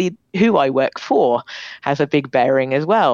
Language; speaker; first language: English; native; English